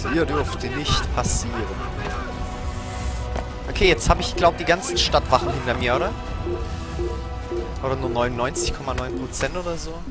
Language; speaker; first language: German; native; German